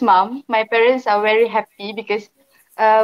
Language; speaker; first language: English; non-native, local second language; Malay